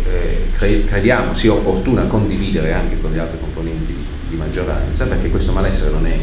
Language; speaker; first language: Italian; native; Italian